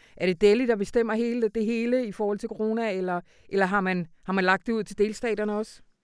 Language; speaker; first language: Danish; native; Danish